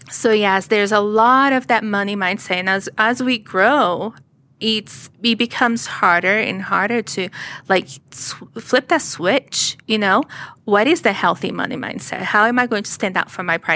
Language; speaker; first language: English; non-native, fluent; Portuguese